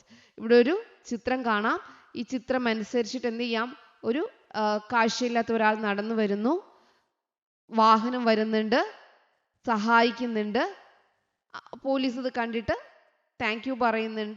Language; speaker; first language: Malayalam; native; Malayalam